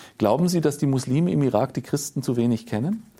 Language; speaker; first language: German; native; German